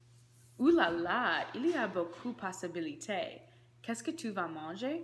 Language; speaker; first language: French; non-native, learner; English